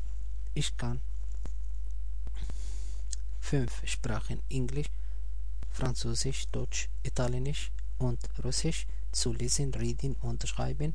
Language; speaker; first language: German; non-native, learner; Arabic